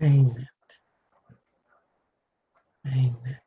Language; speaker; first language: English; non-native, learner; Spanish